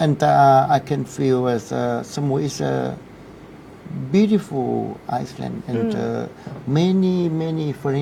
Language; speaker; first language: English; non-native, learner; Thai